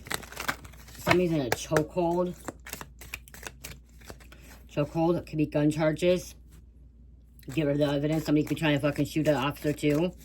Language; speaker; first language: English; native; English